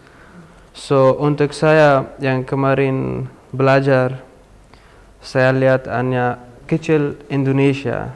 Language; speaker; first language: Indonesian; non-native, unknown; Pashto